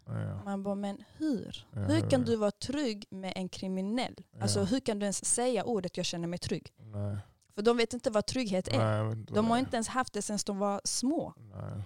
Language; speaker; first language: Swedish; early bilingual, other home language; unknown